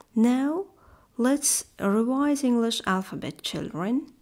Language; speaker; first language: English; non-native, fluent; Azerbaijani